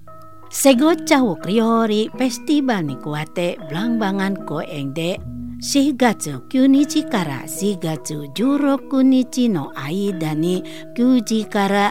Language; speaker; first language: Japanese; non-native, learner; Indonesian